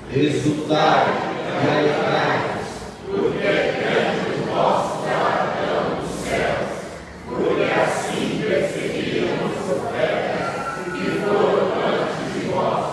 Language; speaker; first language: Portuguese; native; Portuguese